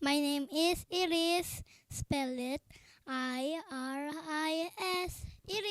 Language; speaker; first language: English; non-native, learner; Indonesian